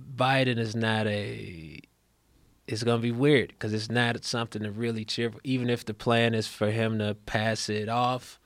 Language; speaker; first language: English; early bilingual, other home language; Akan